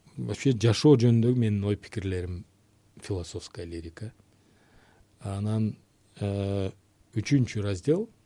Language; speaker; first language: Kyrgyz; non-native, local second language; Uzbek